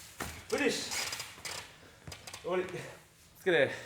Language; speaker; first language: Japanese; non-native, learner; Tongan